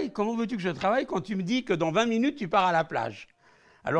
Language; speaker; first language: French; native; French